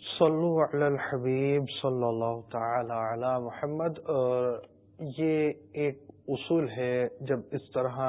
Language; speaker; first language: Urdu; native; Urdu